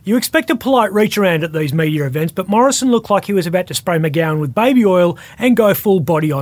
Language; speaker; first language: English; native; English